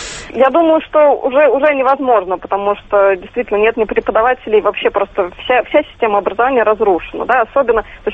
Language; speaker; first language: Russian; native; Russian